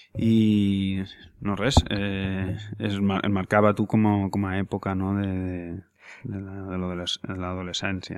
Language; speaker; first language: Catalan; native; Catalan